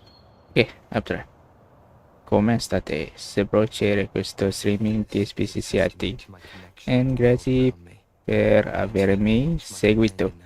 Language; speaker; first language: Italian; non-native, learner; Indonesian